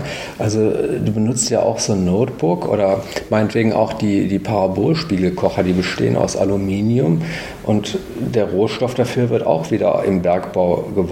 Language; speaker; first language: German; native; German